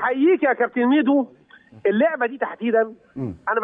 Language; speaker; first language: Arabic; native; Arabic